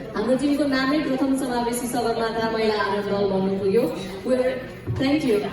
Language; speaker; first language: Nepali; native; Nepali